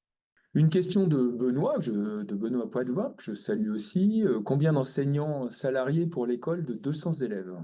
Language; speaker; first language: French; native; French